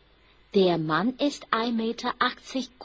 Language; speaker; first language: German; non-native, fluent; Chinese